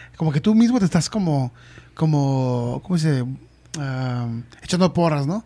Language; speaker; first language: Spanish; early bilingual, heritage; Spanish